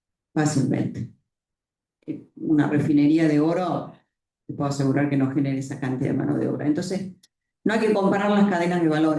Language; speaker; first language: Spanish; native; Spanish